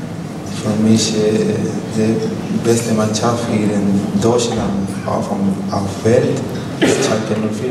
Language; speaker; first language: German; non-native, learner; Spanish